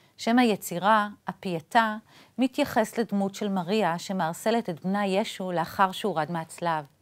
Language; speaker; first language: Hebrew; native; Hebrew